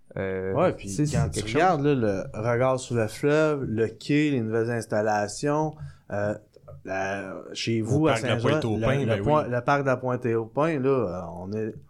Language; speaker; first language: French; native; French